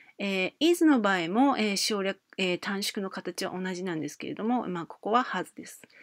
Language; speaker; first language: Japanese; native; Japanese